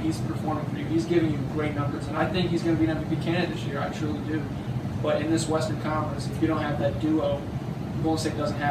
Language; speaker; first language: English; native; English